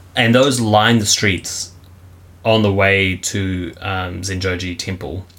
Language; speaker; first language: English; native; English